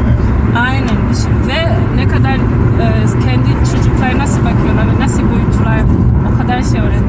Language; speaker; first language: Turkish; non-native, fluent; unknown